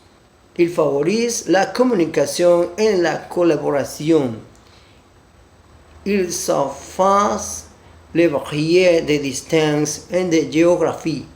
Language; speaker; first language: French; non-native, learner; Spanish